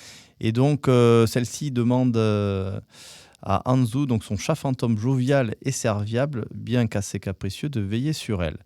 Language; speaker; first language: French; native; French